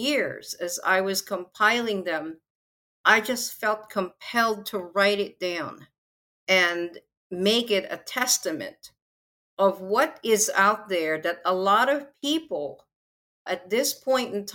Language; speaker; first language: English; non-native, local second language; Filipino